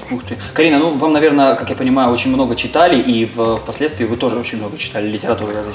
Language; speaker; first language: Russian; native; Russian